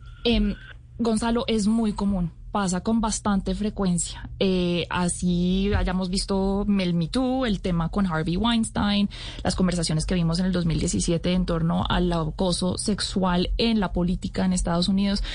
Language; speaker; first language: Spanish; native; Spanish